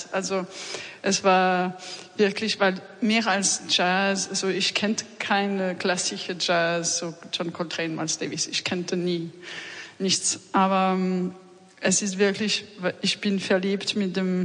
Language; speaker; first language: German; non-native, learner; French